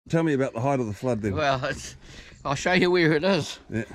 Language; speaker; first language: English; native; English